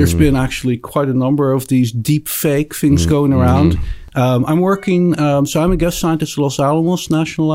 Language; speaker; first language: English; non-native, fluent; Dutch